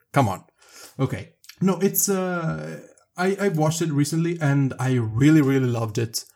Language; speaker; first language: English; non-native, fluent; Italian